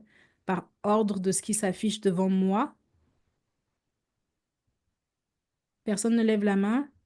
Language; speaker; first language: French; native; French